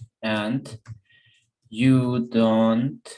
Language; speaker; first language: English; non-native, fluent; Spanish